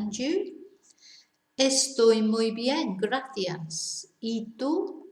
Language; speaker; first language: Spanish; non-native, fluent; English